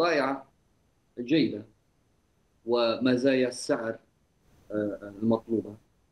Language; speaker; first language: Arabic; non-native, fluent; Chinese